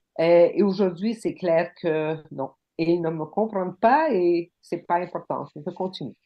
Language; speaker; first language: French; non-native, local second language; English